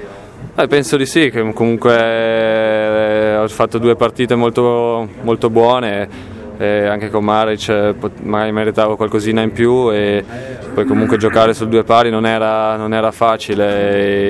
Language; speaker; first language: Italian; non-native, local second language; German